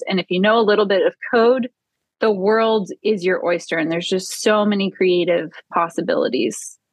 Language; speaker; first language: English; native; English